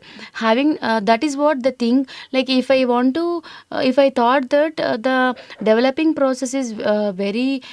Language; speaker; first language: English; non-native, local second language; Telugu